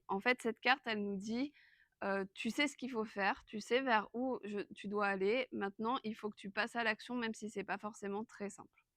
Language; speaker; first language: French; native; French